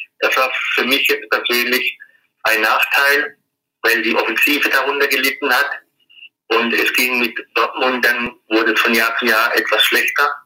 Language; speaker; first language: German; native; German